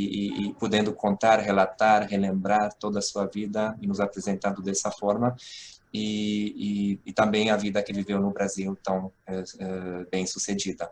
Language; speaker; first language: Portuguese; non-native, fluent; Hungarian